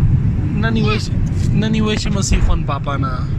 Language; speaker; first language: Chinese; non-native, fluent; Punjabi